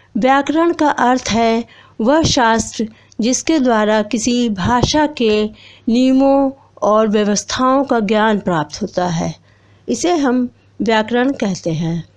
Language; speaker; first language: Hindi; native; Hindi